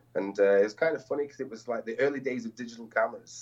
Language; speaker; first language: English; native; English